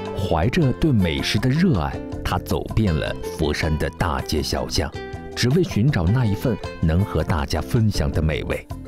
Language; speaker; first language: Chinese; native; Chinese